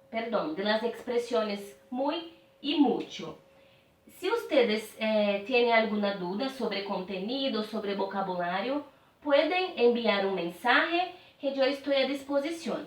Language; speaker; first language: Spanish; non-native, fluent; Portuguese